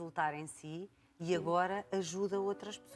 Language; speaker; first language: Portuguese; native; Portuguese